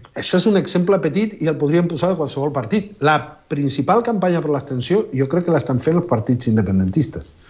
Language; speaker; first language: Catalan; non-native, fluent; Spanish